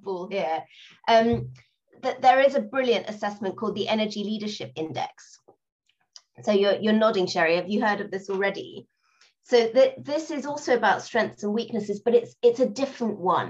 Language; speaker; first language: English; native; English